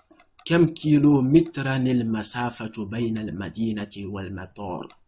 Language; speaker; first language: Arabic; non-native, fluent; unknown